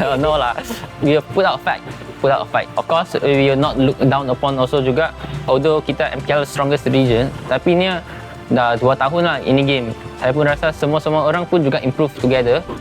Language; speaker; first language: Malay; non-native, local second language; Chinese